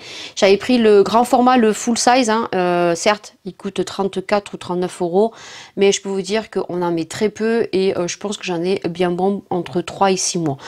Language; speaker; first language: French; native; French